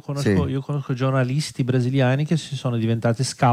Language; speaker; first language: Italian; non-native, fluent; Portuguese